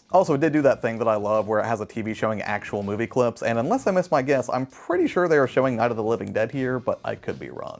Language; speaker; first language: English; native; English